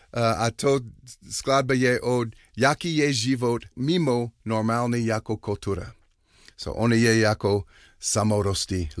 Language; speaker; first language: Czech; non-native, fluent; English